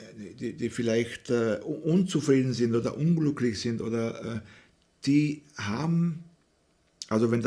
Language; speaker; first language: German; non-native, fluent; Slovak